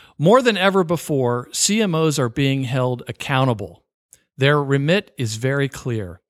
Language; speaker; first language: English; native; English